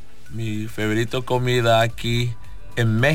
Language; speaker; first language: Spanish; non-native, learner; English